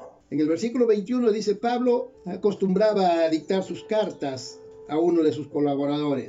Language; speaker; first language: Spanish; native; Spanish